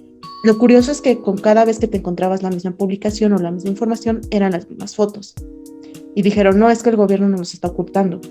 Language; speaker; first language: Spanish; native; Spanish